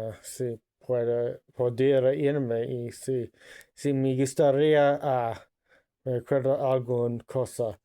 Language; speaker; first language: Spanish; non-native, learner; English